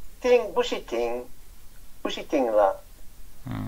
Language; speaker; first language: Chinese; non-native, learner; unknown